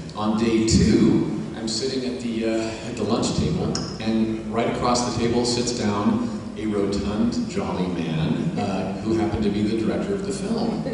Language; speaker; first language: English; native; English